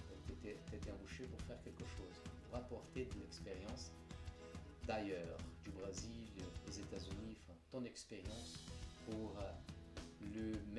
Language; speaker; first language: French; non-native, fluent; Portuguese